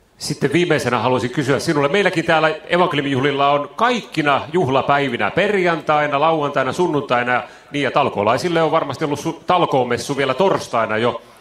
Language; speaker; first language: Finnish; native; Finnish